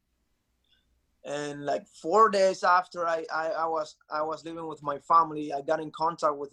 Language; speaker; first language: English; non-native, fluent; Spanish